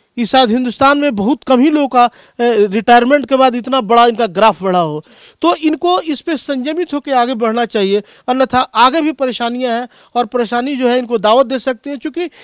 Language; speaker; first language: Hindi; native; Hindi